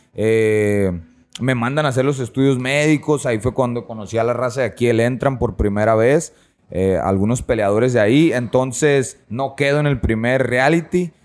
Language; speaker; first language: Spanish; native; Spanish